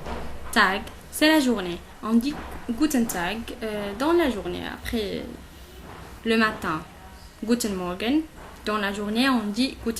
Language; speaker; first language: French; non-native, local second language; Arabic